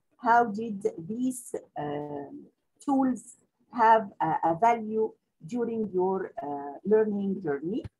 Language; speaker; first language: English; non-native, local second language; Arabic